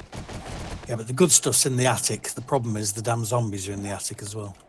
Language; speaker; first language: English; native; English